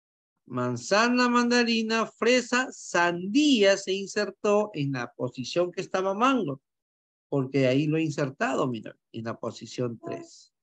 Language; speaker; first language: Spanish; native; Spanish